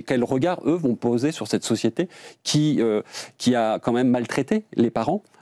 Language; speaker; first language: French; native; French